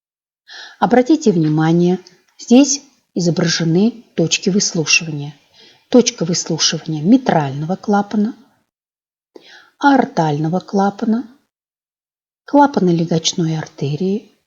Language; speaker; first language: Russian; native; Russian